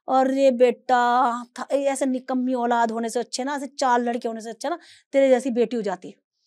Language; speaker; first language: Hindi; native; Hindi